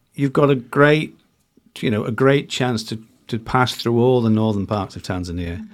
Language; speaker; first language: English; native; English